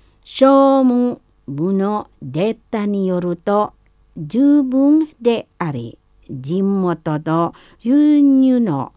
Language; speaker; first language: Japanese; non-native, learner; Indonesian